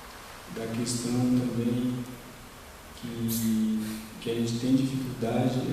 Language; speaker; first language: Portuguese; non-native, local second language; Guarani